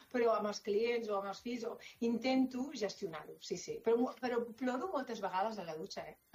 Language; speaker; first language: Catalan; non-native, local second language; Spanish